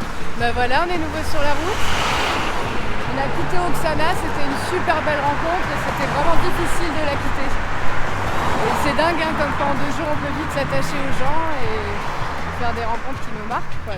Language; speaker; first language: French; native; French